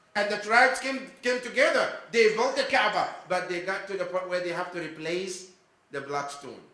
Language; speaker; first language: English; non-native, fluent; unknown